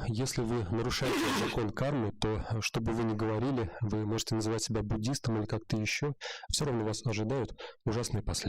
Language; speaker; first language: Russian; native; Russian